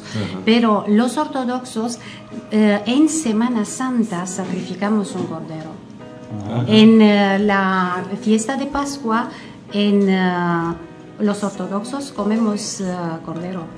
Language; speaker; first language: Spanish; non-native, fluent; Romanian